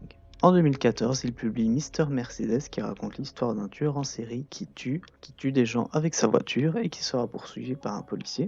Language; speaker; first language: French; native; French